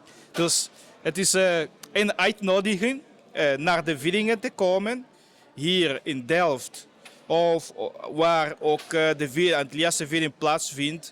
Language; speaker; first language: Dutch; non-native, fluent; Portuguese